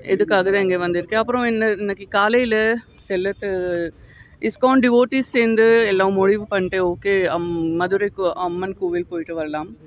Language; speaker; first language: Tamil; non-native, learner; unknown